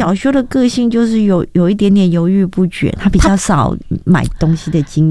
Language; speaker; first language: Chinese; native; Chinese